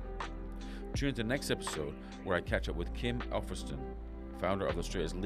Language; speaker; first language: English; native; English